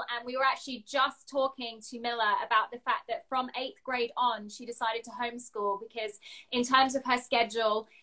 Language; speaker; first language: English; native; English